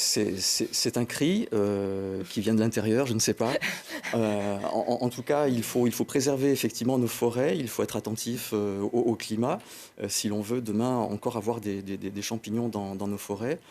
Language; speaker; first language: French; native; French